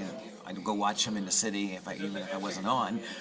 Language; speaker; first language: English; native; English